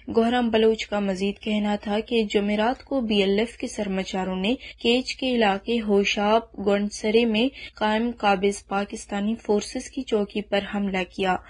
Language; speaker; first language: Urdu; non-native, local second language; Baluchi